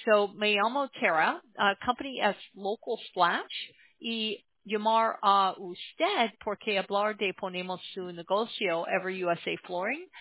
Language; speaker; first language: Spanish; non-native, learner; English